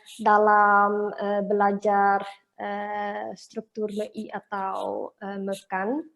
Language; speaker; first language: Indonesian; non-native, learner; Dutch